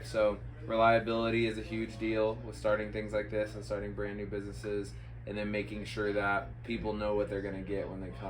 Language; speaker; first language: English; native; English